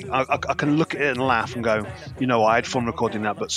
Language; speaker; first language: English; native; English